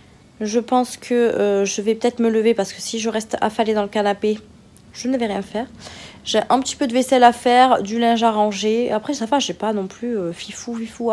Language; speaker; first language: French; native; French